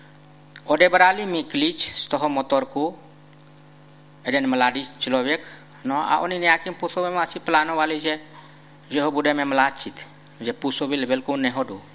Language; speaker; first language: Czech; non-native, fluent; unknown